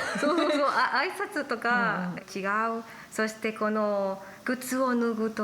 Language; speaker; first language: Japanese; non-native, learner; Spanish